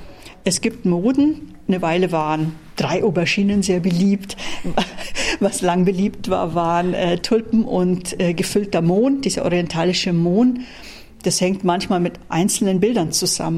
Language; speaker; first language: German; native; German